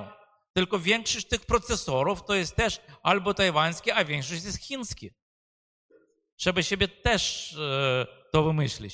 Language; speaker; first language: Polish; non-native, fluent; Ukrainian